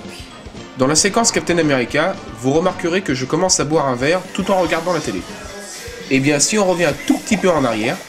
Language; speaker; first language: French; native; French